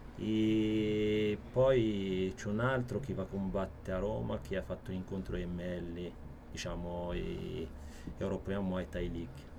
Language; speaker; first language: Italian; non-native, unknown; Arabic